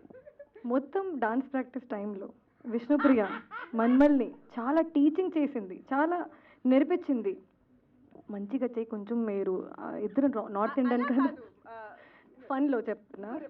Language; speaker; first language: Telugu; non-native, local second language; Hindi